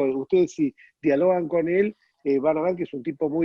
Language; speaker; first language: Spanish; native; Spanish